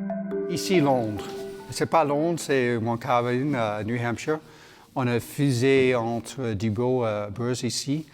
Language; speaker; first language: French; non-native, learner; English